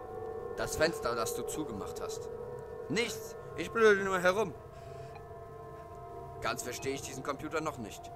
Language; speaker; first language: German; native; German